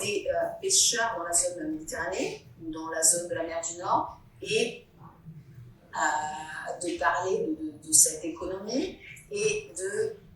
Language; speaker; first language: French; non-native, fluent; Italian